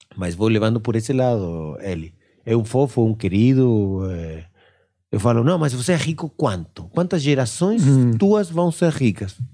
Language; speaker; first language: Portuguese; non-native, fluent; Spanish